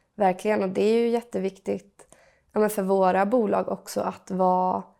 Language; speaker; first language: Swedish; native; Swedish